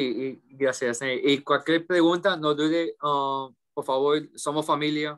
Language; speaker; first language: Spanish; early bilingual, heritage; English